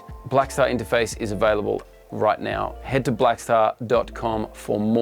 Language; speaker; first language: English; native; English